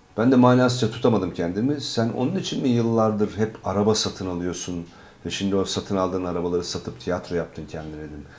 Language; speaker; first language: Turkish; native; Turkish